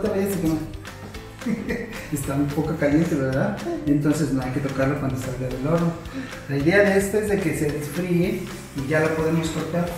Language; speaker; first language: Spanish; native; Spanish